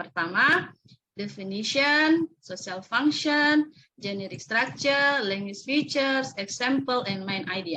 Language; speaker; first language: English; non-native, learner; Indonesian